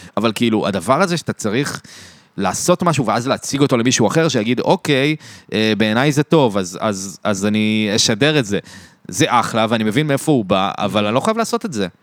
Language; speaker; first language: Hebrew; native; Hebrew